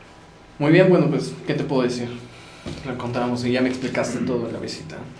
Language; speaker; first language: Spanish; native; Spanish